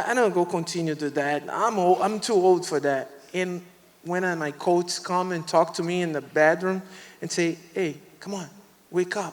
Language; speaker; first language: English; non-native, learner; Portuguese